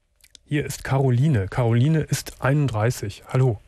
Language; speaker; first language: German; native; German